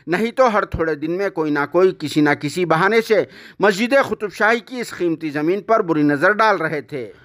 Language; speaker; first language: Hindi; non-native, local second language; Urdu